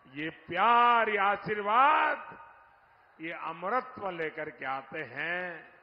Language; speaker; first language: Hindi; non-native, local second language; Gujarati